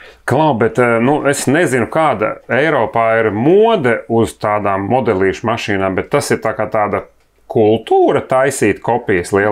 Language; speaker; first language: Latvian; native; Latvian